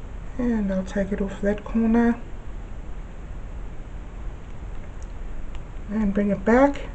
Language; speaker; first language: English; native; English